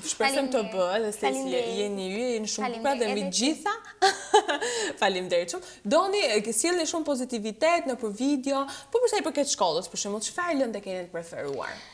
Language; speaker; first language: Albanian; native; Albanian